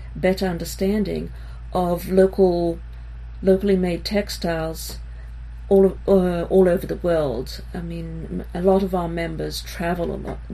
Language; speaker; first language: English; early bilingual, other home language; Hebrew